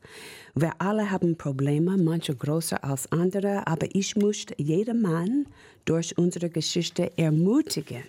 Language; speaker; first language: German; non-native, fluent; English